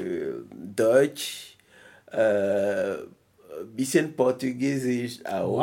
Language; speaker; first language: German; non-native, learner; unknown